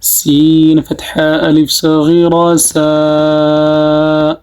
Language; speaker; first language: Arabic; non-native, fluent; Amharic